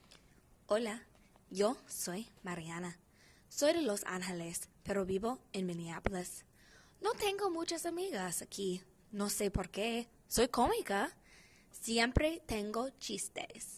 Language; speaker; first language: Spanish; non-native, learner; English